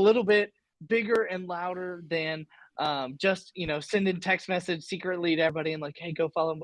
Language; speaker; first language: English; native; English